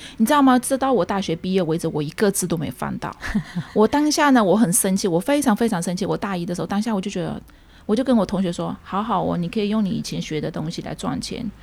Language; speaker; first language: Chinese; early bilingual, heritage; Chinese